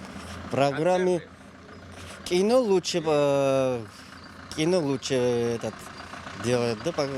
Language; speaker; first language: Russian; non-native, local second language; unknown